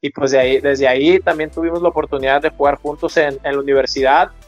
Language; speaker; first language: Spanish; native; Spanish